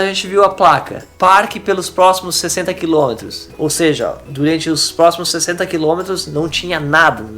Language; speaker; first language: Portuguese; native; Portuguese